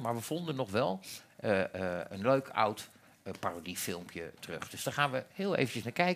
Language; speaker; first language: Dutch; native; Dutch